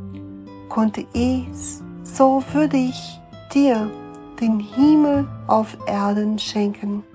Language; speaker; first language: German; non-native, fluent; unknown